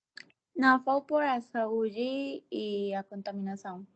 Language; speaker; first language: Portuguese; non-native, fluent; Spanish